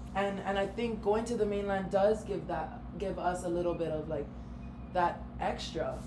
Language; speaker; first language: English; native; English